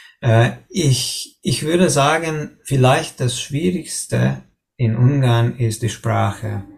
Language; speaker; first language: German; non-native, learner; Hungarian